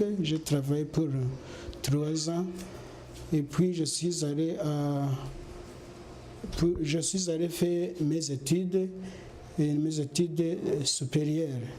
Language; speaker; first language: French; non-native, local second language; Kinyarwanda